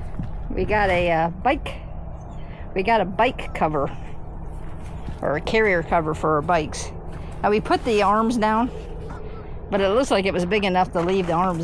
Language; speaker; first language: English; native; English